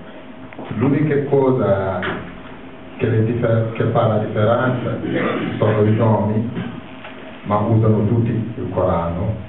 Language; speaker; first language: Italian; non-native, fluent; Wolof